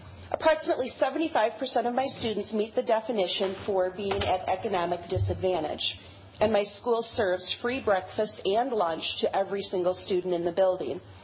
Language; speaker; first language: English; native; English